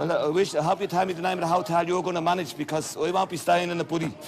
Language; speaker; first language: English; native; English